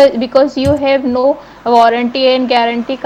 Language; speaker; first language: English; non-native, learner; Hindi